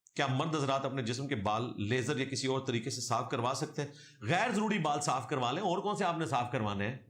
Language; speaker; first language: Urdu; non-native, local second language; Punjabi